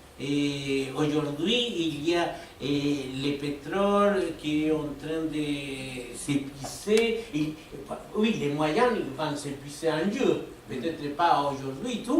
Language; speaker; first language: French; non-native, fluent; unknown